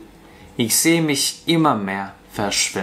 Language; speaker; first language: German; non-native, fluent; Russian